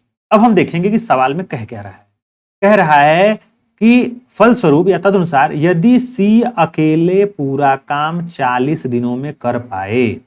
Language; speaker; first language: Hindi; native; Hindi